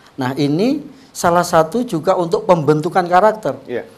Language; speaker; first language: Indonesian; non-native, local second language; Javanese